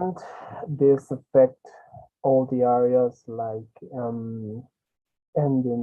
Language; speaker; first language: English; non-native, learner; Spanish